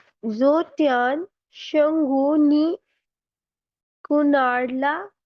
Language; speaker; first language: Chinese; non-native, learner; Urdu